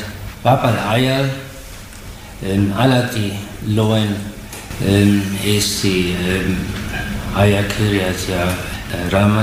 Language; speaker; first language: Estonian; non-native, learner; German